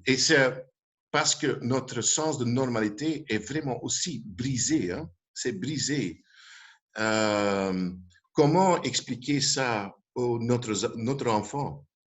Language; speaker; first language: French; non-native, local second language; Dutch